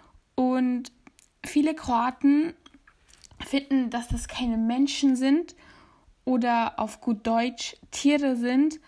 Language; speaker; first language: German; early bilingual, other home language; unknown